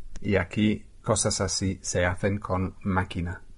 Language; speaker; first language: Spanish; non-native, fluent; English